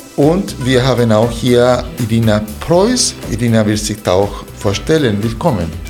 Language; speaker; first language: German; non-native, fluent; Spanish